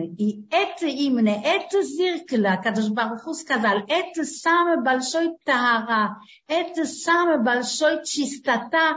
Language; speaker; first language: Russian; early bilingual, heritage; Hebrew